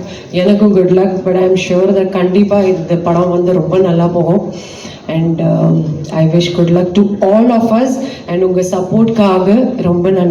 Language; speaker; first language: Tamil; non-native, fluent; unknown